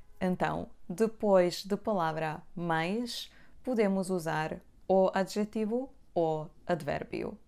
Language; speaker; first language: Portuguese; non-native, fluent; Serbian